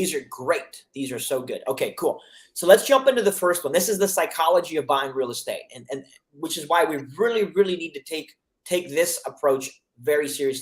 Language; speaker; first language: English; native; English